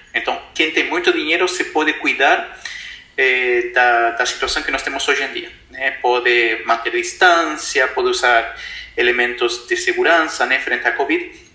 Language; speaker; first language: Portuguese; non-native, fluent; Spanish